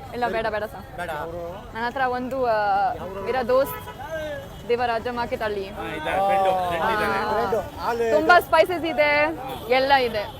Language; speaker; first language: Kannada; non-native, learner; German